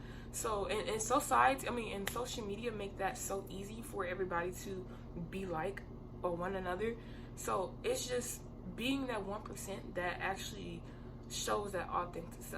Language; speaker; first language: English; native; English